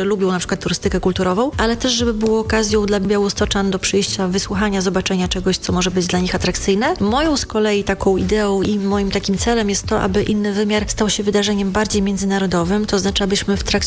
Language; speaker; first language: Polish; native; Polish